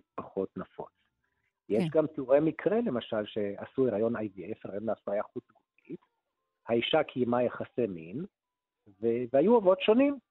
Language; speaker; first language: Hebrew; native; Hebrew